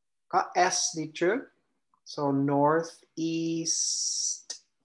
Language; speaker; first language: English; native; English